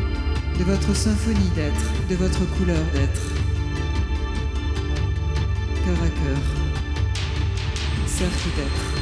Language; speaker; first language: French; native; French